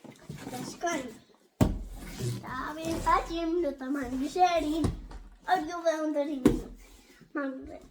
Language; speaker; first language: Albanian; early bilingual, heritage; Albanian